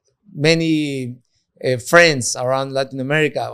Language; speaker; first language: English; non-native, learner; Spanish